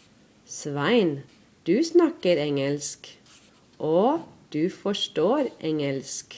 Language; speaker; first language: Norwegian; non-native, learner; English